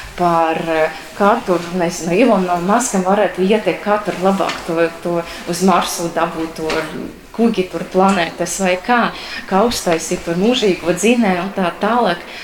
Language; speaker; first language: Latvian; non-native, local second language; Russian